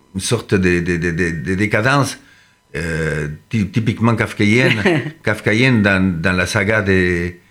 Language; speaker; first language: French; non-native, fluent; Spanish